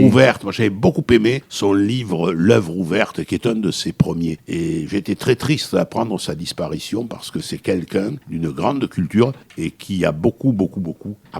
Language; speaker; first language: French; native; French